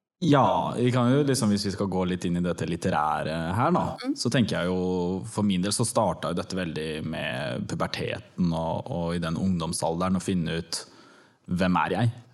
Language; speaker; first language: Norwegian; early bilingual, other home language; Turkish